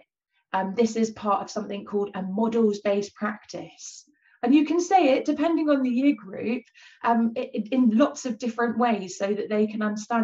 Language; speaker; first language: English; native; English